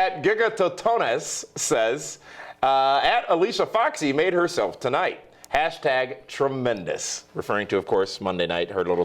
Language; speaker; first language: English; native; English